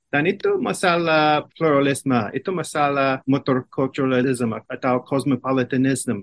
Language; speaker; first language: Malay; non-native, fluent; English